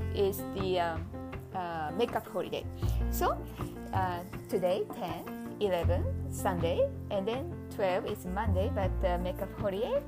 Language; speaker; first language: English; non-native, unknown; Japanese